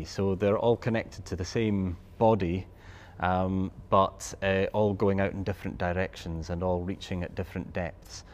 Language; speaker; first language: English; native; English